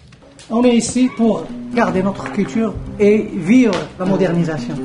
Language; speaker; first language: French; non-native, local second language; Arabic